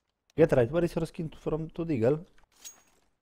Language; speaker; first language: English; non-native, learner; Polish